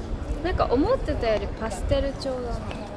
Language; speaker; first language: Japanese; native; Japanese